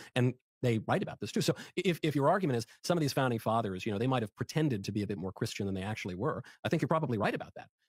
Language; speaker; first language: English; native; English